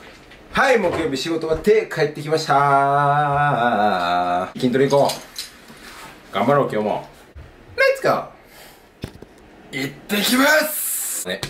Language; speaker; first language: Japanese; native; Japanese